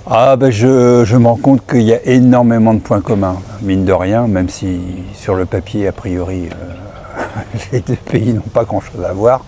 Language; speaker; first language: French; native; French